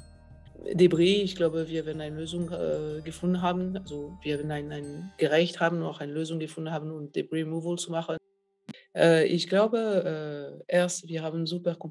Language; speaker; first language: German; non-native, fluent; French